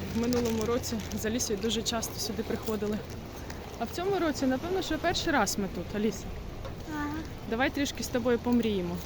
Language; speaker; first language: Ukrainian; non-native, local second language; Russian